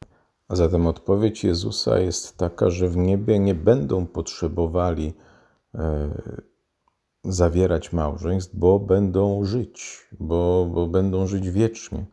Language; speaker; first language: Polish; native; Polish